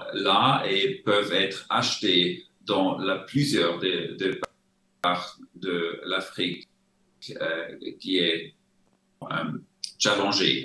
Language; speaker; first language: French; non-native, local second language; German